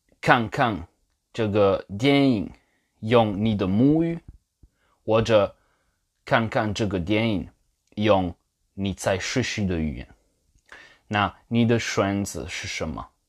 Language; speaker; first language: Chinese; non-native, fluent; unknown